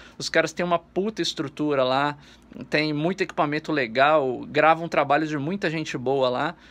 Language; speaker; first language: Portuguese; native; Portuguese